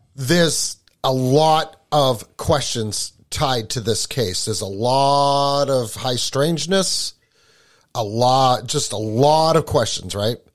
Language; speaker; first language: English; native; English